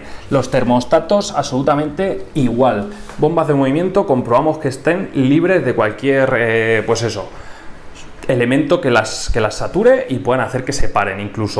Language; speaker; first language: Spanish; native; Spanish